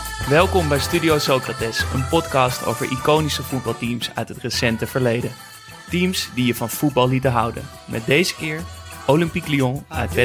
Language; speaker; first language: Dutch; native; Dutch